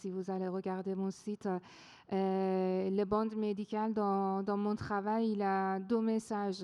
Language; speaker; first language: French; non-native, fluent; Persian